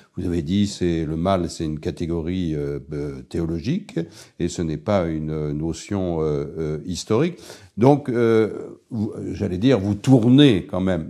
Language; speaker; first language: French; native; French